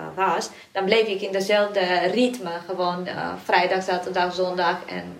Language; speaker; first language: Dutch; non-native, fluent; Romanian